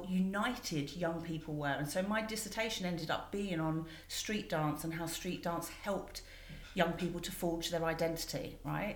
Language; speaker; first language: English; native; English